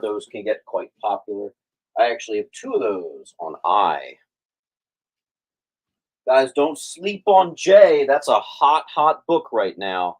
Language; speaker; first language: English; native; English